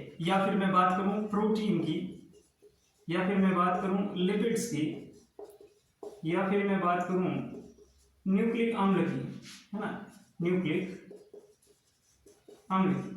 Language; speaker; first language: Hindi; native; Hindi